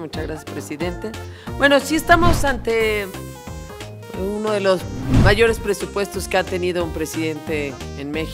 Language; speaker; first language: Spanish; native; Spanish